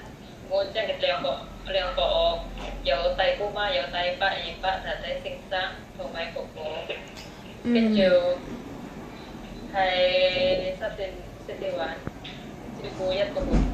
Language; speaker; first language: Cantonese; non-native, learner; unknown